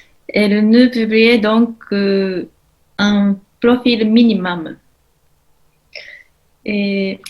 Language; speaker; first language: French; non-native, learner; Japanese